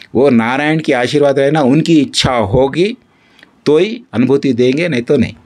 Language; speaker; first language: Hindi; non-native, local second language; Kannada